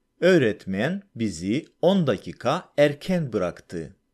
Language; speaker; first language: Turkish; non-native, fluent; Russian